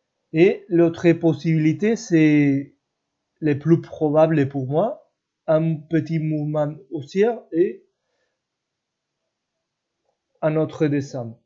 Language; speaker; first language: French; non-native, learner; Spanish